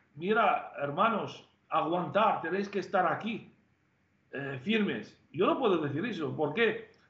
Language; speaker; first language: Spanish; non-native, fluent; Arabic